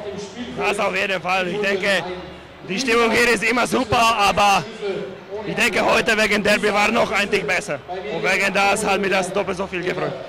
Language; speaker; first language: German; non-native, fluent; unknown